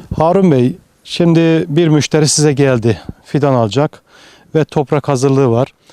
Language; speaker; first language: Turkish; native; Turkish